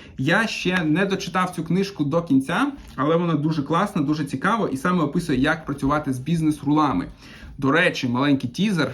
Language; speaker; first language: Ukrainian; non-native, local second language; Russian